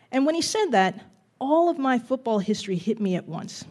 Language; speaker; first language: English; native; English